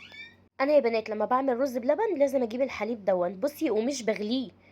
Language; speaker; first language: Arabic; native; Arabic